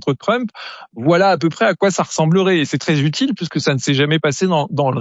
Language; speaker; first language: French; native; French